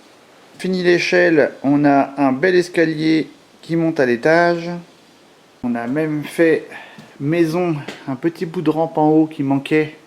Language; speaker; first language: French; native; French